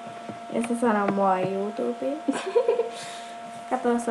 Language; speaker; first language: Finnish; early bilingual, heritage; Finnish